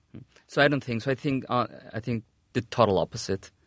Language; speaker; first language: English; non-native, fluent; Spanish